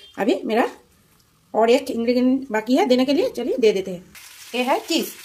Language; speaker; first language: Hindi; non-native, local second language; Bangla